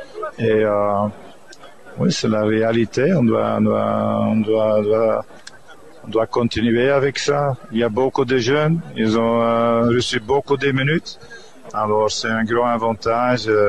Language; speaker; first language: French; non-native, fluent; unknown